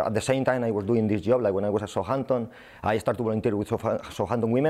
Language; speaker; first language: English; non-native, fluent; Spanish